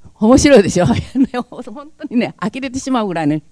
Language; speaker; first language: Japanese; early bilingual, other home language; Chinese